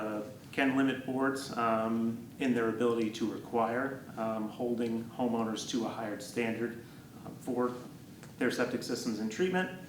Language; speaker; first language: English; native; English